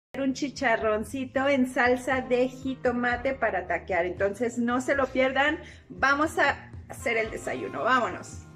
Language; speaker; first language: Spanish; native; Spanish